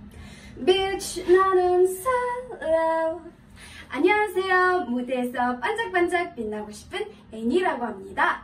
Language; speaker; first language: Korean; non-native, learner; Mongolian